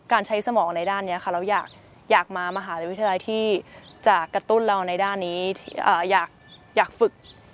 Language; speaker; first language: Thai; native; Thai